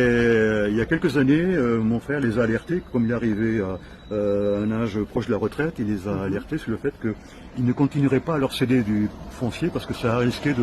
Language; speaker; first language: French; native; French